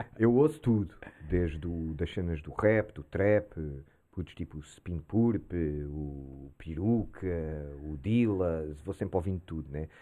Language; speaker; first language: Portuguese; early bilingual, heritage; Portuguese